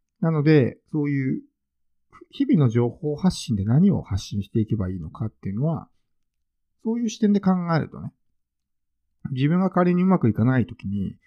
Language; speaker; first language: Japanese; native; Japanese